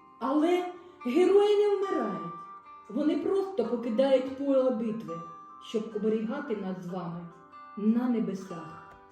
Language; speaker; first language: Ukrainian; native; Ukrainian